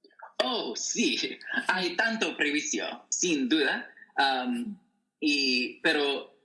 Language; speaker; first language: Spanish; non-native, learner; English